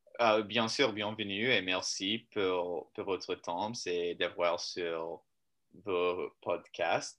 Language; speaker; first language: French; non-native, learner; English